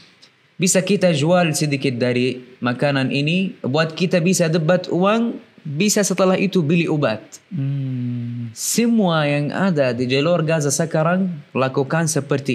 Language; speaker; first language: Indonesian; non-native, fluent; Arabic